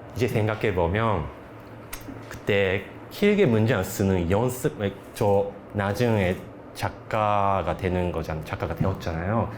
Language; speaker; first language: Korean; non-native, fluent; Japanese